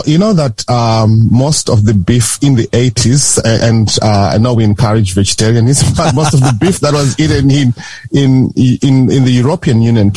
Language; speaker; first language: English; non-native, local second language; Shona